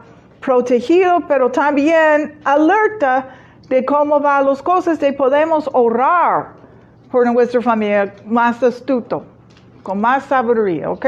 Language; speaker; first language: Spanish; non-native, fluent; English